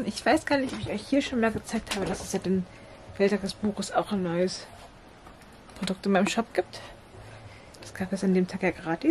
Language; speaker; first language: German; native; German